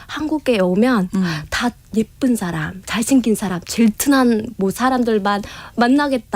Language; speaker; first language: Korean; non-native, fluent; Vietnamese